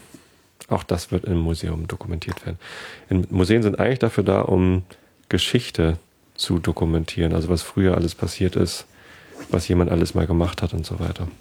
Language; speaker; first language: German; native; German